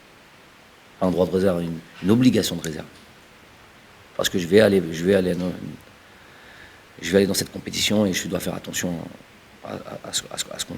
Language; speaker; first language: French; early bilingual, other home language; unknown